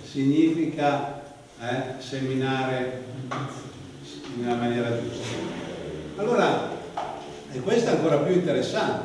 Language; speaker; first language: Italian; native; Italian